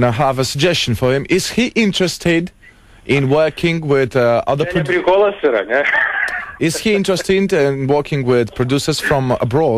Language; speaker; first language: English; non-native, learner; Lithuanian